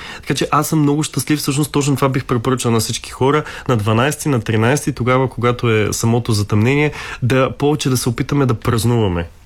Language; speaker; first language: Bulgarian; native; Bulgarian